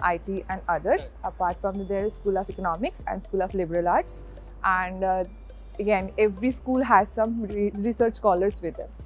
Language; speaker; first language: English; non-native, local second language; Bangla